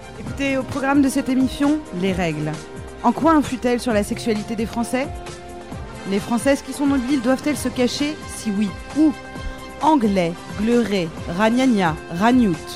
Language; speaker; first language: French; native; French